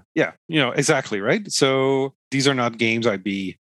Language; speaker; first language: English; non-native, fluent; Dutch